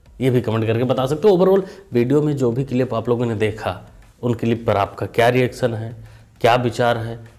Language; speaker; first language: Hindi; native; Hindi